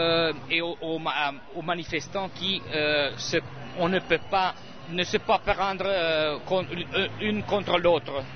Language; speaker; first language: French; non-native, learner; Italian